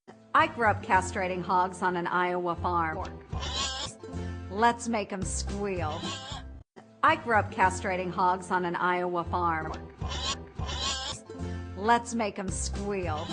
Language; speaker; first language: English; native; English